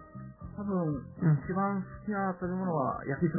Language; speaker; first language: Japanese; non-native, learner; Italian